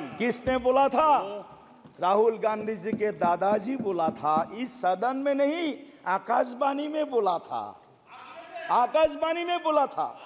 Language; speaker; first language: Hindi; non-native, local second language; Assamese